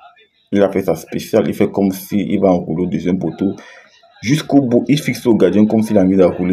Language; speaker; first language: French; native; French